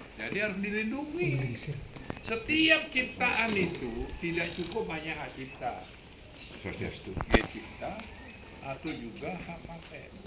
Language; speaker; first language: Indonesian; non-native, local second language; Balinese